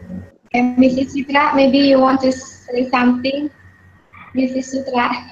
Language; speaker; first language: English; non-native, learner; Indonesian